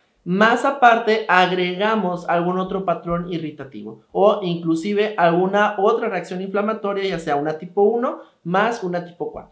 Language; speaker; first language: Spanish; native; Spanish